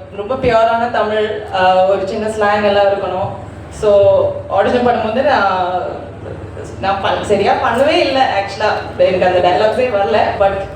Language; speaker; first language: Tamil; non-native, learner; Malayalam